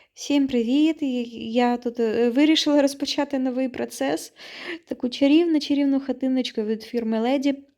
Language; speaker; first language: Ukrainian; native; Ukrainian